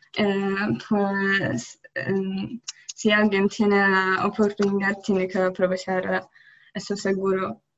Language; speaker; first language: Spanish; non-native, learner; Polish